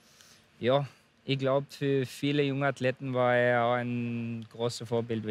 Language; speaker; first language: German; non-native, fluent; Norwegian